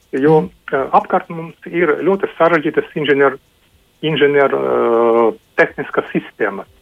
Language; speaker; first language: Latvian; non-native, local second language; Russian